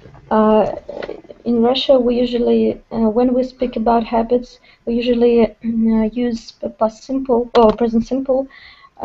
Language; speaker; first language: English; non-native, learner; Russian